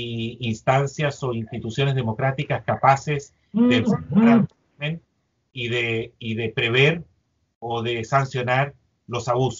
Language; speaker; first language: Spanish; native; Spanish